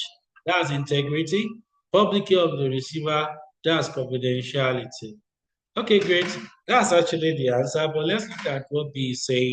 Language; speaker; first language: English; non-native, local second language; Yoruba